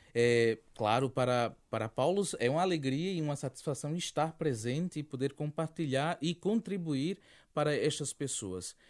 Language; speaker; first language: Portuguese; native; Portuguese